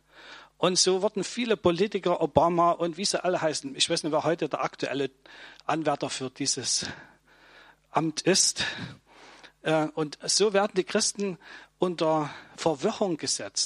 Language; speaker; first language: German; native; German